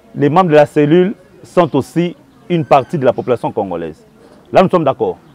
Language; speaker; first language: French; non-native, local second language; Lingala